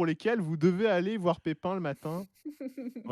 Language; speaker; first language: French; native; French